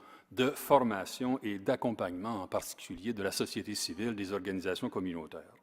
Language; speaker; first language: French; native; French